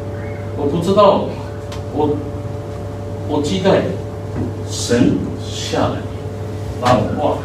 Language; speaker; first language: Chinese; non-native, learner; Japanese